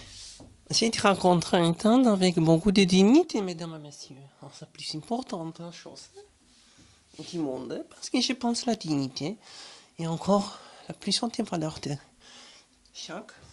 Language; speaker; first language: French; non-native, learner; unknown